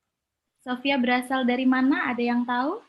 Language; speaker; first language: Indonesian; native; Indonesian